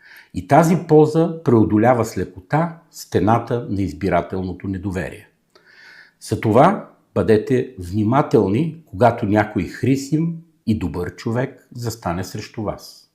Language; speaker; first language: Bulgarian; native; Bulgarian